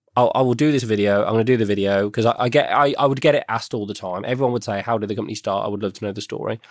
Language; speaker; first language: English; native; English